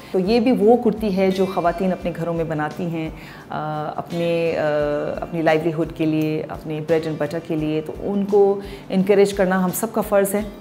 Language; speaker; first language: Urdu; native; Urdu